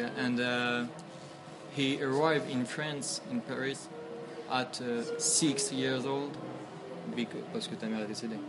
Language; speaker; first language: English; non-native, learner; French